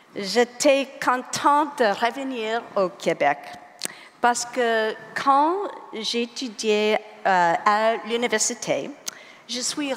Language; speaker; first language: French; non-native, learner; English